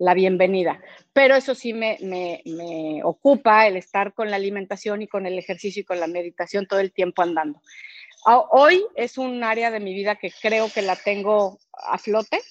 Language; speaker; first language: Spanish; native; Spanish